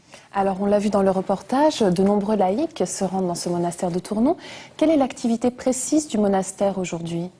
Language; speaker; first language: French; native; French